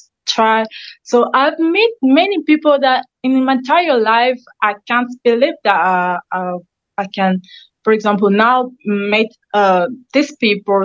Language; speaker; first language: English; non-native, learner; French